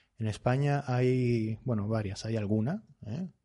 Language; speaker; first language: Spanish; native; Spanish